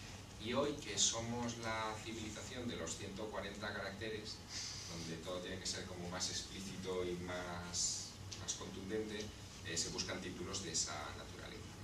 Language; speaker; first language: Spanish; native; Spanish